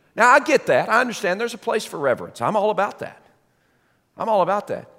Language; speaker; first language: English; native; English